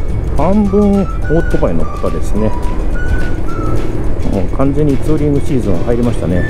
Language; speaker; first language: Japanese; native; Japanese